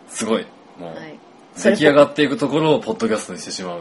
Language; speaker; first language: Japanese; native; Japanese